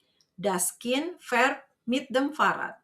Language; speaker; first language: German; non-native, fluent; Indonesian